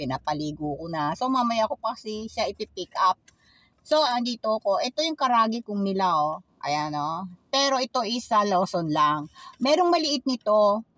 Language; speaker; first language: Filipino; native; Filipino